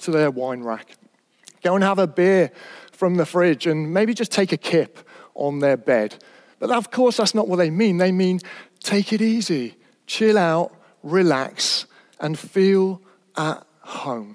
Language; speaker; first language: English; native; English